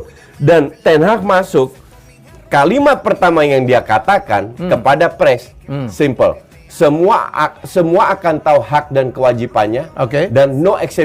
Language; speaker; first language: Indonesian; native; Indonesian